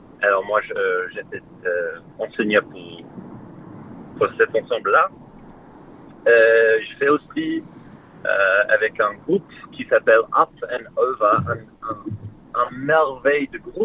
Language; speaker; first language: French; non-native, learner; English